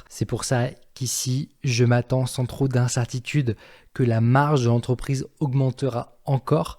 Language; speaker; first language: French; native; French